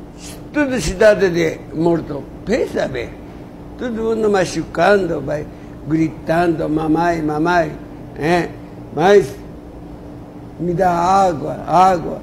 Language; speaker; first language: Portuguese; non-native, learner; Japanese